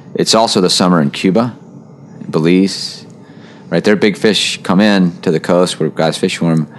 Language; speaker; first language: English; native; English